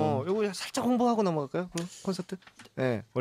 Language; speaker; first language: Korean; native; Korean